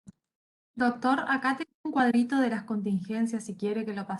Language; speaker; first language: Spanish; native; Spanish